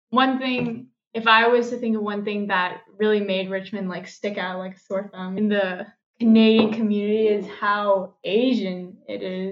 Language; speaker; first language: English; non-native, local second language; Cantonese